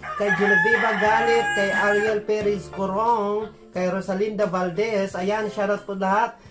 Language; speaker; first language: Filipino; non-native, local second language; Waray